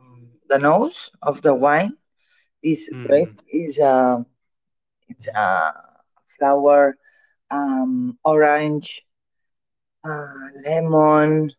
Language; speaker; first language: English; non-native, learner; Catalan